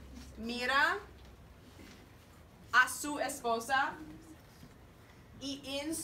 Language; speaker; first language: Spanish; non-native, fluent; English